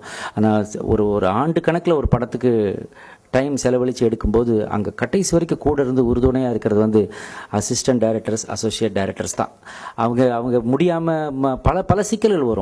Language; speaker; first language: Tamil; native; Tamil